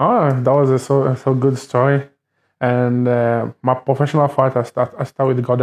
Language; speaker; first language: English; non-native, learner; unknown